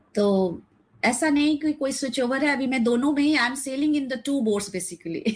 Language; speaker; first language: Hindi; native; Hindi